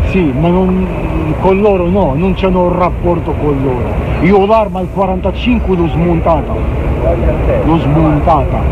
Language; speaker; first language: Italian; non-native, fluent; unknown